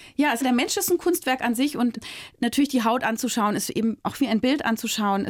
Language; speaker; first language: German; native; German